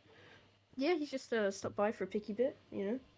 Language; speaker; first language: English; native; English